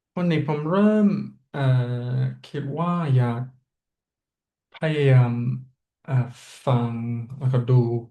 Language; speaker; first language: Thai; non-native, fluent; English